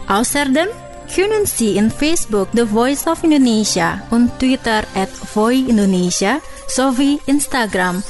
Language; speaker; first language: German; non-native, fluent; Indonesian